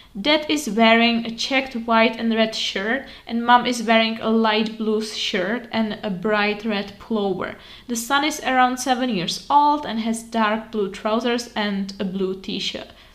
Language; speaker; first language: English; non-native, fluent; Czech